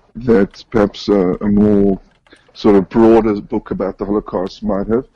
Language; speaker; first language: English; native; English